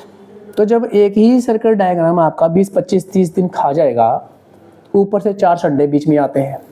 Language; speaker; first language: Hindi; native; Hindi